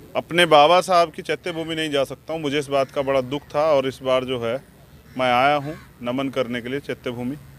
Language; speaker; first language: Hindi; native; Hindi